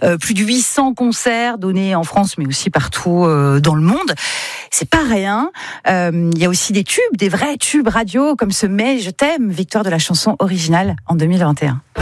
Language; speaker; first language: French; native; French